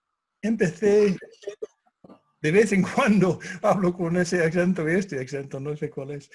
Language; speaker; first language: Spanish; non-native, fluent; English